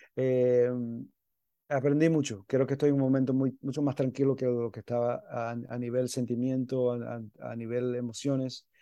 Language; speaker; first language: Spanish; early bilingual, heritage; Spanish